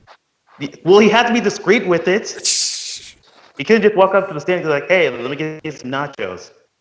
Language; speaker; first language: English; native; English